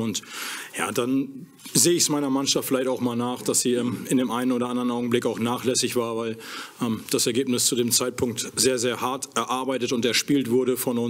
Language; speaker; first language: German; native; German